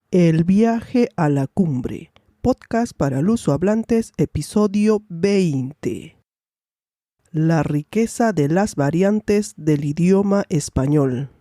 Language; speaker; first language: Spanish; native; Spanish